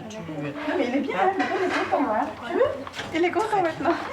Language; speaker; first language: French; non-native, fluent; Vietnamese